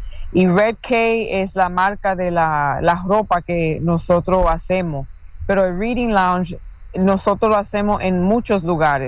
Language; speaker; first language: Spanish; non-native, fluent; English